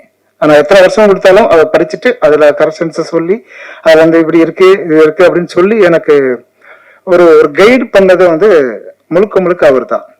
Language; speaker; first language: Tamil; native; Tamil